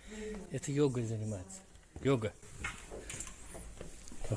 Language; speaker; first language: Russian; non-native, local second language; Turkmen